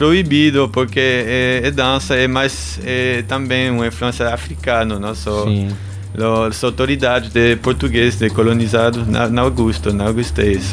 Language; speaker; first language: Portuguese; non-native, learner; German